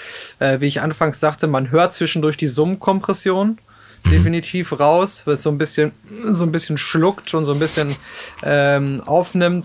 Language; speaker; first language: German; native; German